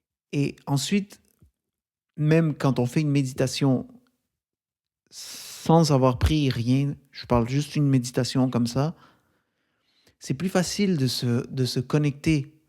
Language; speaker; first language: French; native; French